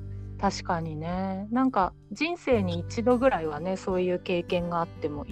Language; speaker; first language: Japanese; native; Japanese